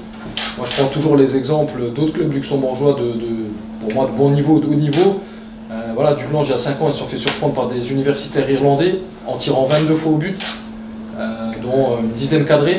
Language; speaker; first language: French; native; French